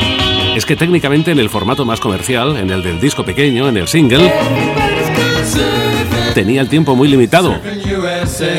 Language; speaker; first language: Spanish; native; Spanish